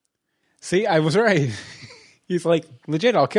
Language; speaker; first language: English; native; English